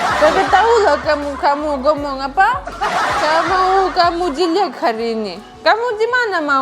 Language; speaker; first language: Indonesian; non-native, learner; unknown